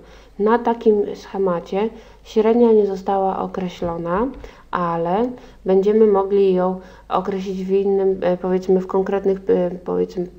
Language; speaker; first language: Polish; native; Polish